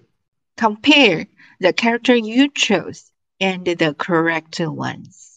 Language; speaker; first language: English; non-native, fluent; Chinese